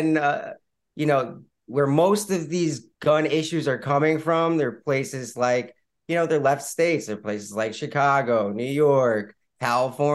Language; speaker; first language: English; native; English